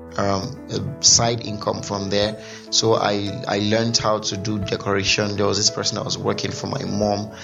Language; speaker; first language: English; non-native, local second language; Igbo